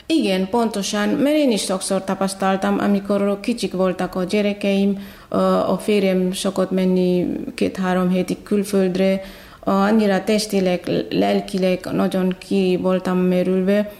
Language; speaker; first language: Hungarian; non-native, fluent; Batak Toba